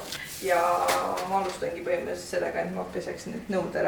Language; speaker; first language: Estonian; native; Estonian